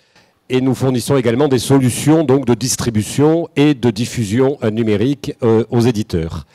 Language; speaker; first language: French; native; French